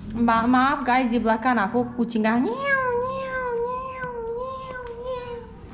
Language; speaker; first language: Indonesian; non-native, learner; Serbian